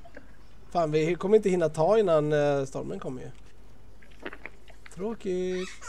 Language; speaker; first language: Swedish; native; Swedish